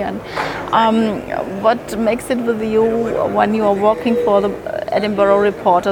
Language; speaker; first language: English; non-native, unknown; German